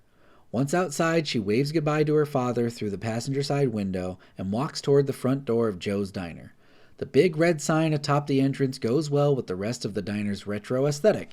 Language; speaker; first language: English; native; English